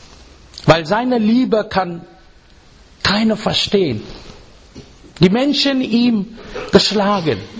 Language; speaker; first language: German; non-native, fluent; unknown